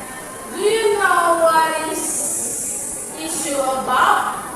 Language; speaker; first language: English; non-native, fluent; Indonesian